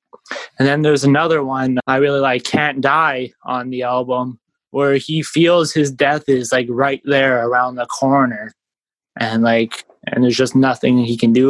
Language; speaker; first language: English; native; English